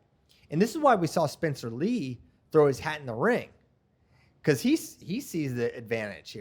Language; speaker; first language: English; native; English